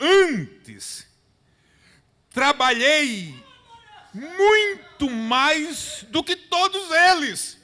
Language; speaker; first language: Portuguese; native; Portuguese